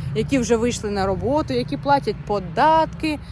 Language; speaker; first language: Ukrainian; non-native, local second language; Russian